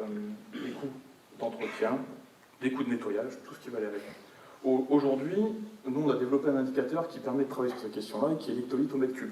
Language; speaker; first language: French; native; French